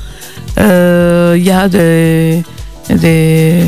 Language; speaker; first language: French; non-native, local second language; Malagasy